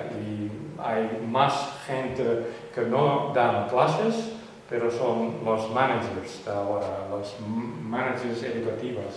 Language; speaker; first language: Spanish; non-native, fluent; Dutch